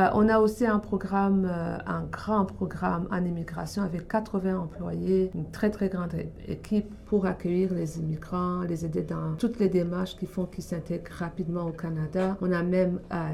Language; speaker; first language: French; non-native, local second language; Rundi